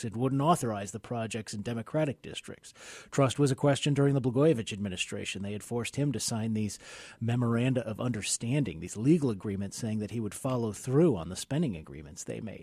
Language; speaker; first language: English; native; English